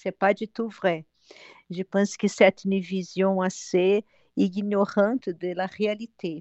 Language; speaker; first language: French; non-native, fluent; Portuguese